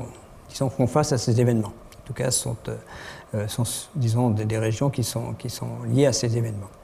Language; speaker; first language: French; native; French